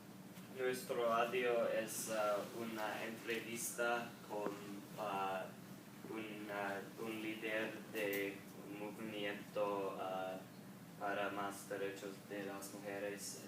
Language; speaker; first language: Spanish; non-native, learner; English